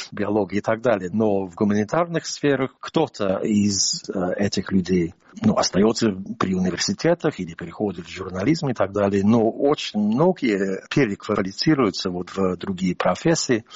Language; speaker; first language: Russian; non-native, fluent; English